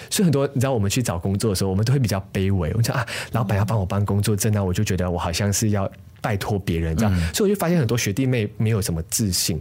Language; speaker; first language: Chinese; native; Chinese